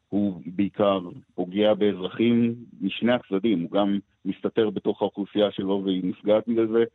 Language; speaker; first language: Hebrew; non-native, fluent; Russian